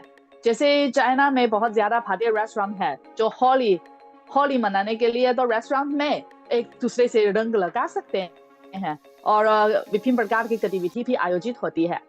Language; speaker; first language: Hindi; non-native, fluent; Chinese